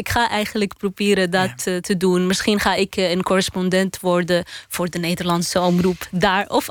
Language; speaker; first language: Dutch; non-native, learner; Arabic